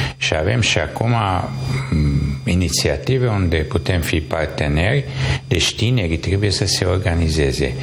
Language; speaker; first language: Romanian; non-native, local second language; Hungarian